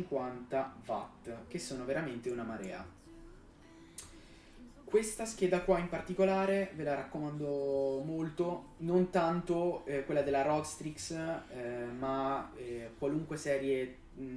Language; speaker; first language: Italian; native; Italian